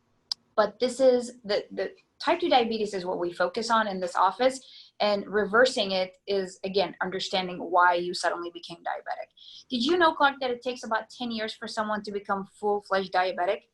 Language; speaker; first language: English; non-native, fluent; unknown